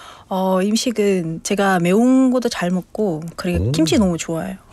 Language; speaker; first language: Korean; non-native, fluent; Uzbek